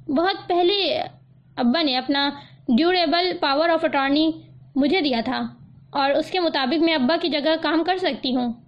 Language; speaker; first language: Urdu; native; Urdu